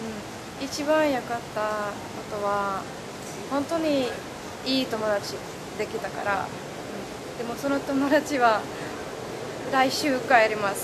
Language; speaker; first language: Japanese; non-native, learner; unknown